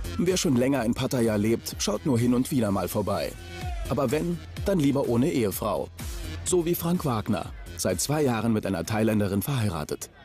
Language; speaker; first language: German; native; German